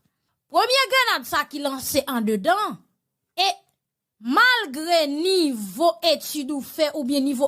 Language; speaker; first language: Haitian Creole; native; Haitian Creole